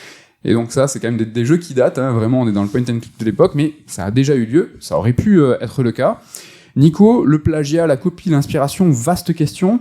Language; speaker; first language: French; native; French